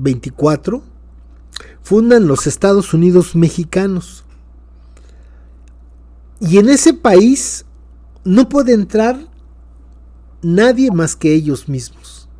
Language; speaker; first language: Spanish; native; Spanish